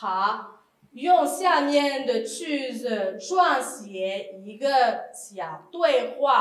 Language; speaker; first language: Chinese; non-native, fluent; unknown